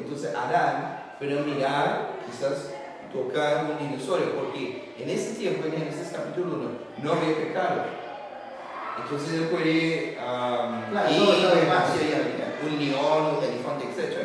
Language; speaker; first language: Spanish; non-native, learner; English